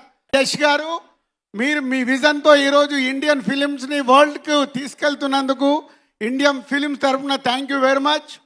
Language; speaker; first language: Telugu; native; Telugu